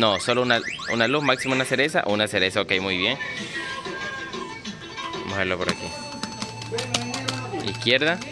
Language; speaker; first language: Spanish; native; Spanish